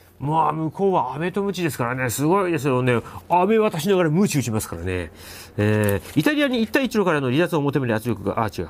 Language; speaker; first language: Japanese; native; Japanese